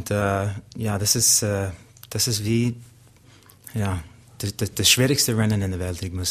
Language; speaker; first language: German; non-native, learner; English